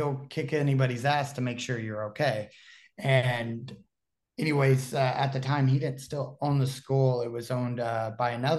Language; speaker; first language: English; native; English